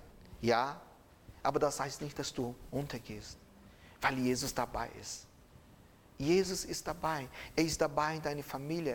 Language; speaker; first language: German; non-native, fluent; Portuguese